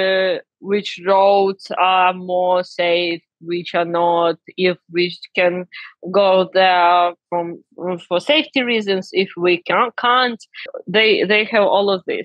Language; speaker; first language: English; non-native, learner; Ukrainian